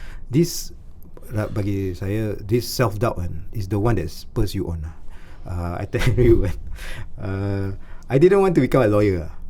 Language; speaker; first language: English; non-native, local second language; Malay